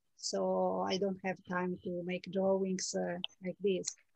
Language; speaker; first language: English; non-native, fluent; Italian